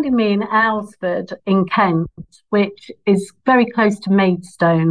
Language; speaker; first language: English; native; English